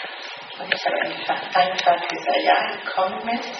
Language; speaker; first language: German; non-native, fluent; Italian